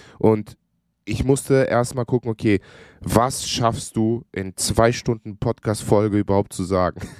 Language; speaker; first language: German; early bilingual, other home language; Greek